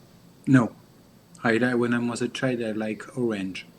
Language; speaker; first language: English; non-native, learner; French